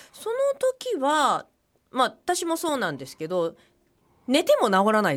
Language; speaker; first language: Japanese; native; Japanese